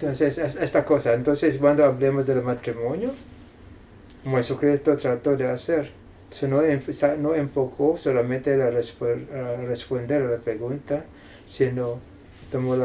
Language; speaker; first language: Spanish; non-native, fluent; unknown